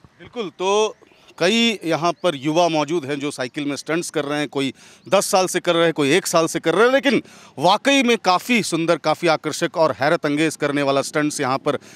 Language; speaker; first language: Hindi; native; Hindi